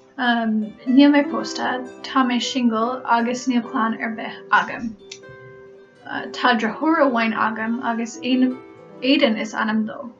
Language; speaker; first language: Irish; non-native, learner; English